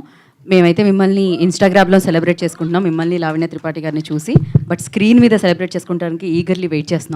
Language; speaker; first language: Telugu; native; Telugu